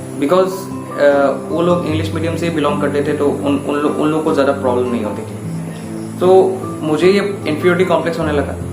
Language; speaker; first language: Hindi; non-native, local second language; Assamese